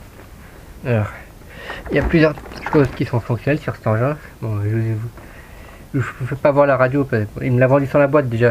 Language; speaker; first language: French; native; French